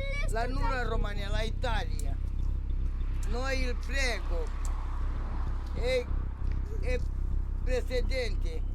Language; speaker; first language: Italian; non-native, learner; Romanian